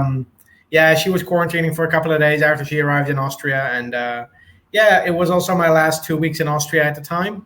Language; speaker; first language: English; native; English